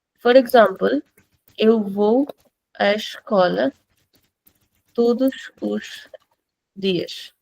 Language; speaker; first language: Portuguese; non-native, fluent; Hindi